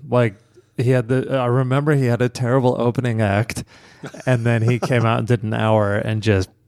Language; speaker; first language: English; native; English